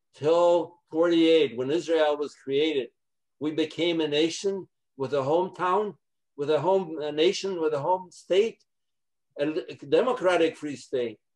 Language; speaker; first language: English; non-native, fluent; Polish